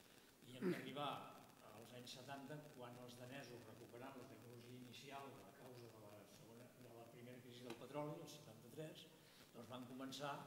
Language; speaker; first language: Catalan; native; Catalan